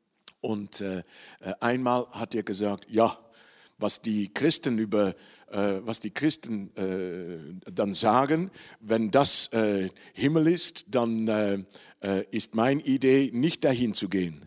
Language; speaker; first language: German; non-native, learner; Dutch